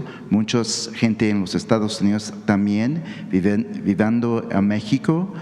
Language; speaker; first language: Spanish; early bilingual, heritage; Spanish